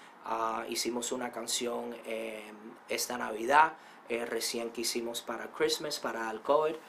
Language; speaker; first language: Spanish; early bilingual, heritage; Spanish